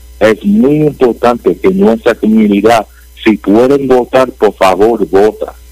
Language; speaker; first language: Spanish; early bilingual, heritage; Spanish